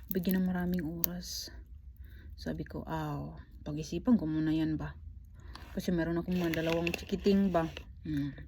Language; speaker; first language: Filipino; native; Filipino